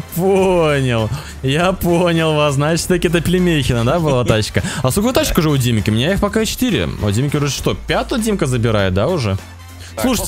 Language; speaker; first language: Russian; native; Russian